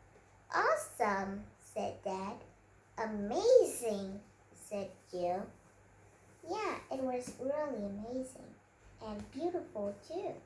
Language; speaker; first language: English; non-native, learner; Vietnamese